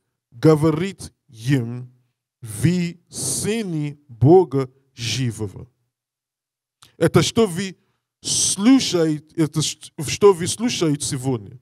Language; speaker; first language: Russian; non-native, learner; English